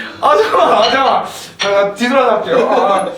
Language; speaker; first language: Korean; native; Korean